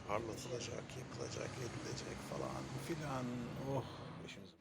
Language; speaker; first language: Turkish; native; Turkish